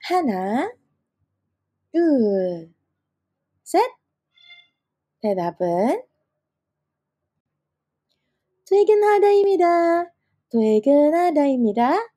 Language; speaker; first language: Korean; non-native, fluent; Indonesian